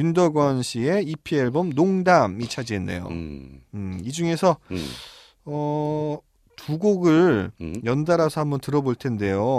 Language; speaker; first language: Korean; native; Korean